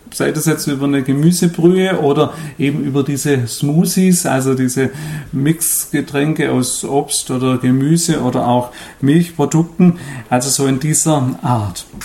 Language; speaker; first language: German; native; German